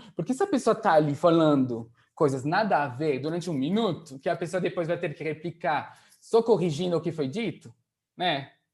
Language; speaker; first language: Portuguese; non-native, fluent; French